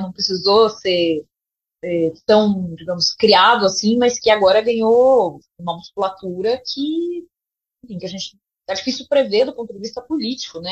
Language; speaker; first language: Portuguese; native; Portuguese